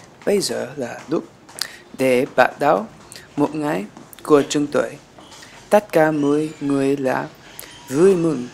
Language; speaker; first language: Vietnamese; non-native, learner; English